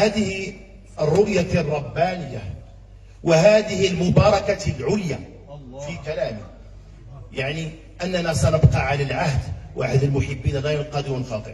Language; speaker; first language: Arabic; native; Arabic